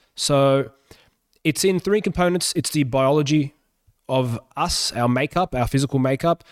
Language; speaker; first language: English; early bilingual, other home language; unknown